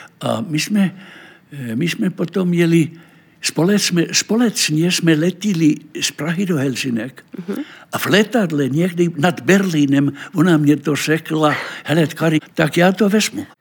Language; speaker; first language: Czech; non-native, fluent; Finnish